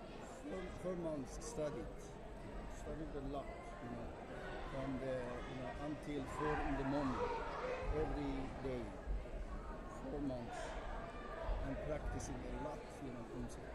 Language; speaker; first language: English; non-native, learner; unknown